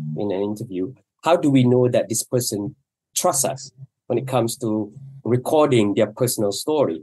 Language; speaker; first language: English; non-native, local second language; Malay